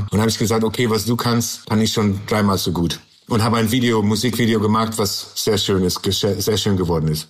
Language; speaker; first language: German; non-native, learner; English